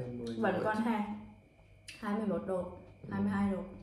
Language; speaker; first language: Vietnamese; native; Vietnamese